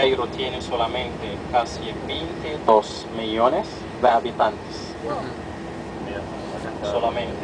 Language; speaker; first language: Spanish; non-native, fluent; Arabic